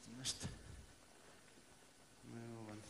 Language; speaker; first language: Hungarian; non-native, learner; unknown